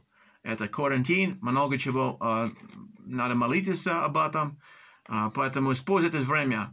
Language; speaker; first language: Russian; early bilingual, heritage; English